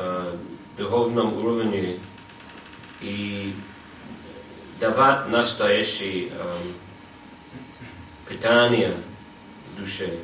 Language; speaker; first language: Russian; non-native, fluent; English